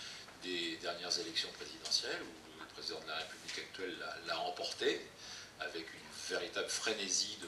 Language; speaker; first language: French; native; French